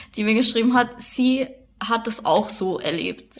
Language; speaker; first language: German; native; German